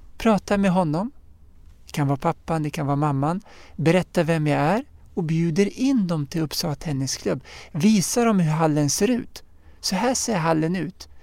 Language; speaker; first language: Swedish; early bilingual, other home language; Arabic